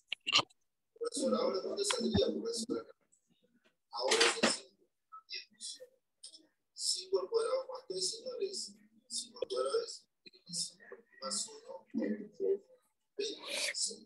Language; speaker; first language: Spanish; native; Spanish